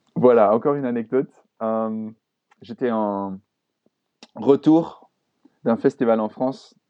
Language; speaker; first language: French; non-native, fluent; German